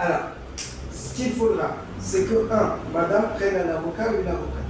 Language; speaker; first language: French; native; French